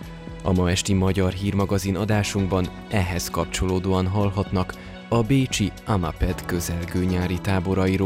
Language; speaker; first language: Hungarian; native; Hungarian